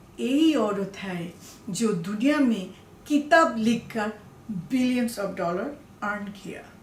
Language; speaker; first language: Hindi; non-native, learner; Bangla